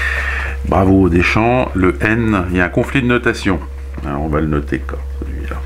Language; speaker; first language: French; native; French